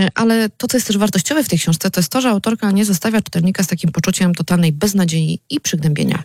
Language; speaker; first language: Polish; native; Polish